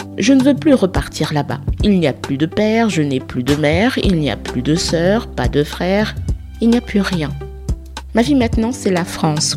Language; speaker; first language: French; non-native, learner; Soninke